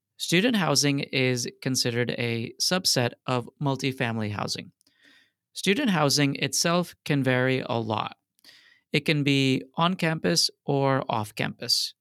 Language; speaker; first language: English; native; English